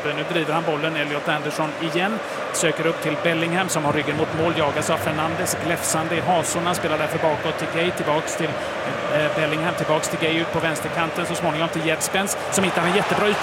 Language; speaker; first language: Swedish; native; Swedish